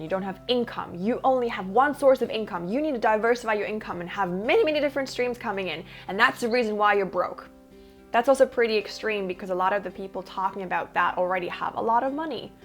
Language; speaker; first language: English; early bilingual, other home language; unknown